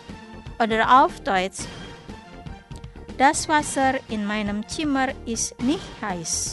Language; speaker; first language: German; non-native, fluent; Indonesian